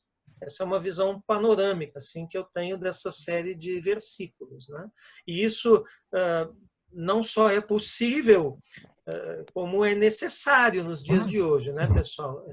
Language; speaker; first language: Portuguese; native; Portuguese